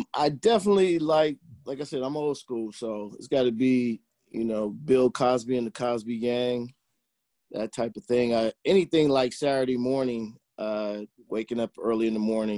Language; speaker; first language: English; native; English